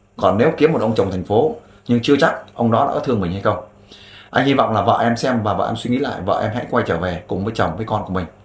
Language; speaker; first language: Vietnamese; native; Vietnamese